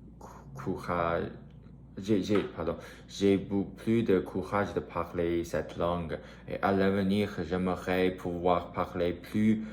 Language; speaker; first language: French; non-native, learner; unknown